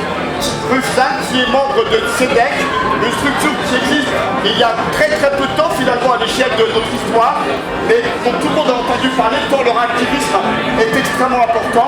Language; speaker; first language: French; native; French